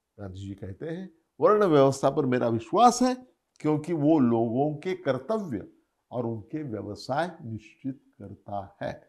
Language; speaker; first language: Hindi; non-native, local second language; Marathi